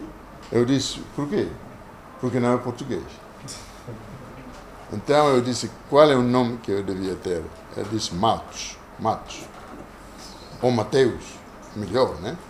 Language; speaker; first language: Portuguese; non-native, local second language; Kongo